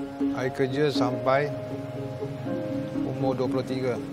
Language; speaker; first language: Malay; non-native, local second language; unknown